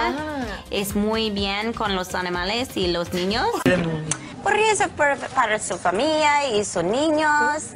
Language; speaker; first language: Spanish; non-native, learner; English